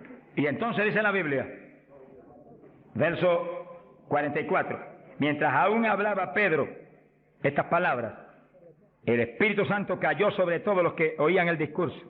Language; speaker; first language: Spanish; native; Spanish